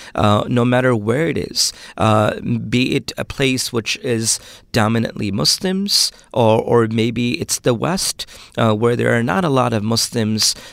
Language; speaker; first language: English; early bilingual, other home language; Urdu